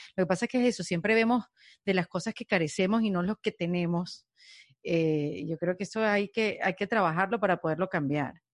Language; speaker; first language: Spanish; native; Spanish